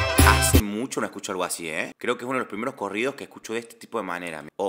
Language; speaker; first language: Spanish; native; Spanish